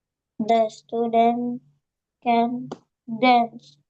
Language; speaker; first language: English; non-native, learner; Indonesian